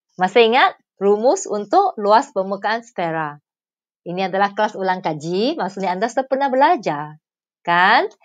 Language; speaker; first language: Malay; non-native, local second language; Chinese